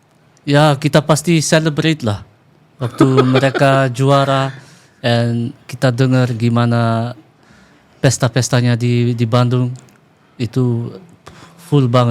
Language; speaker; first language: Indonesian; early bilingual, heritage; Dutch